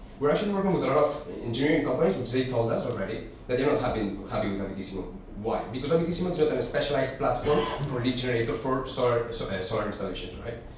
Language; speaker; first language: English; non-native, fluent; Spanish